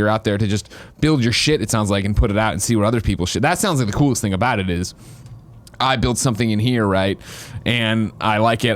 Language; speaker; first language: English; native; English